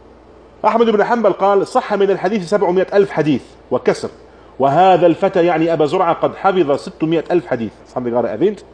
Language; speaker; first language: Arabic; non-native, fluent; German